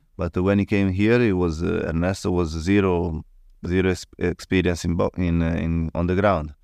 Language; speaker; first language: English; non-native, learner; Italian